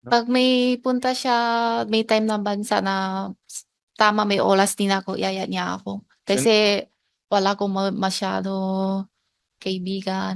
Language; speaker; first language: Filipino; non-native, learner; Chinese